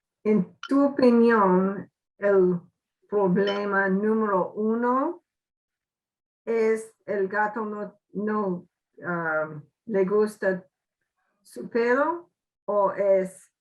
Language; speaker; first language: Spanish; non-native, learner; English